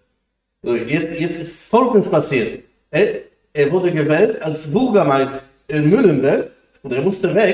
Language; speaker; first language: German; non-native, fluent; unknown